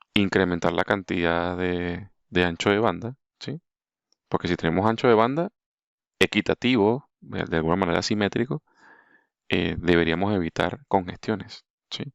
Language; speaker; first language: Spanish; native; Spanish